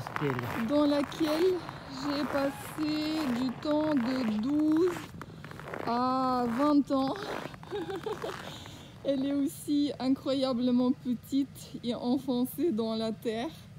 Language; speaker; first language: French; non-native, fluent; Russian